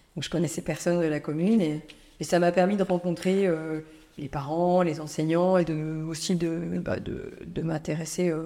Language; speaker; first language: French; native; French